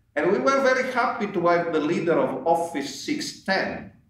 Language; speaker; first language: English; non-native, fluent; Italian